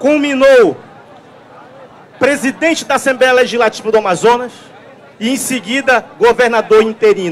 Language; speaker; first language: Portuguese; native; Portuguese